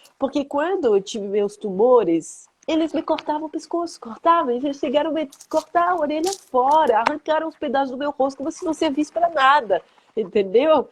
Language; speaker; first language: Portuguese; non-native, fluent; French